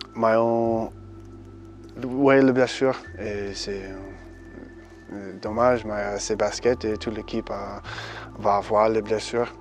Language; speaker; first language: French; early bilingual, heritage; English